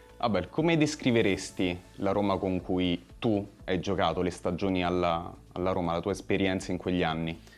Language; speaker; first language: Italian; native; Italian